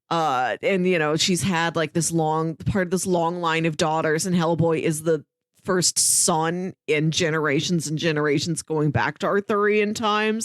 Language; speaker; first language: English; native; English